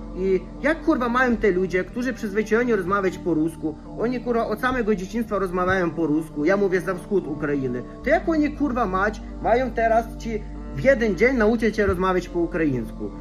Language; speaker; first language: Polish; non-native, fluent; Russian